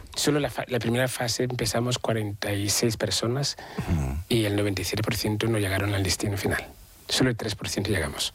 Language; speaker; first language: Spanish; non-native, fluent; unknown